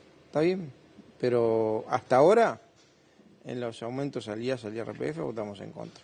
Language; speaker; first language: Spanish; native; Spanish